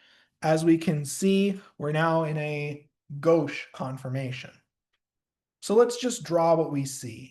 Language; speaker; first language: English; native; English